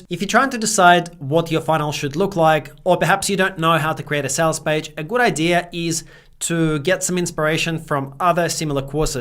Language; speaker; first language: English; native; English